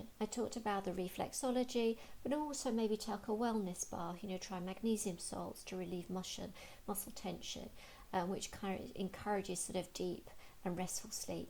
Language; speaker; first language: English; native; English